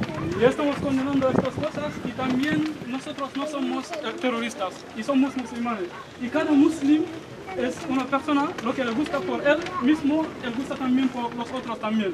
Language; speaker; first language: Spanish; non-native, learner; Arabic